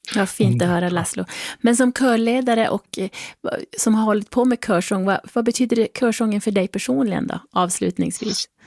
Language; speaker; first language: Swedish; native; Swedish